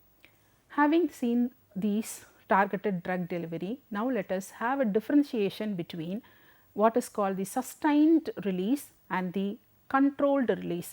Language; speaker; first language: English; non-native, local second language; Tamil